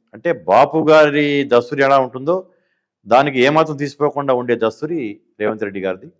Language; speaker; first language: Telugu; native; Telugu